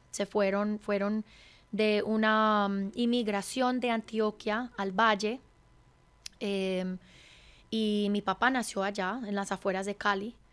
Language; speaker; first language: Spanish; early bilingual, heritage; Spanish